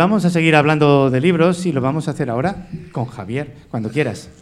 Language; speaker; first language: Spanish; native; Spanish